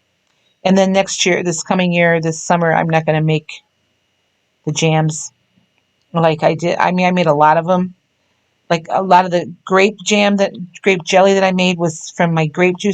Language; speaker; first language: English; native; English